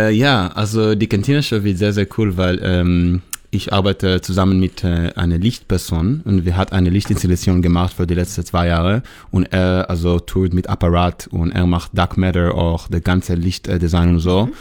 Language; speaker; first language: German; non-native, fluent; Hebrew